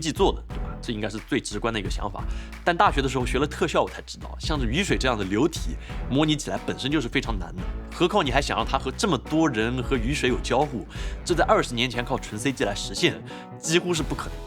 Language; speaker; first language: Chinese; native; Chinese